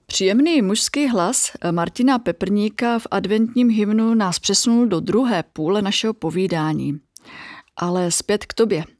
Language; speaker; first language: Czech; native; Czech